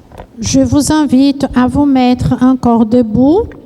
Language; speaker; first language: French; non-native, fluent; Portuguese